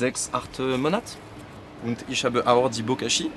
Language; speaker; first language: German; non-native, learner; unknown